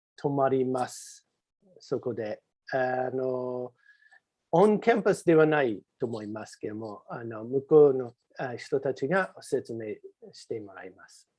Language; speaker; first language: Japanese; non-native, fluent; English